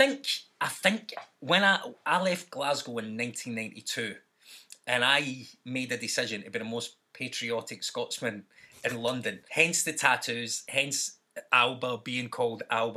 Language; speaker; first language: English; native; English